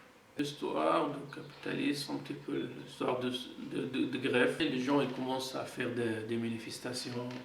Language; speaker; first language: French; non-native, fluent; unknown